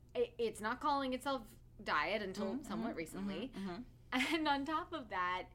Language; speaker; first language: English; native; English